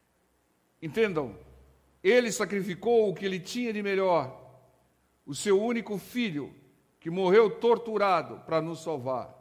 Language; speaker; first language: Portuguese; native; Portuguese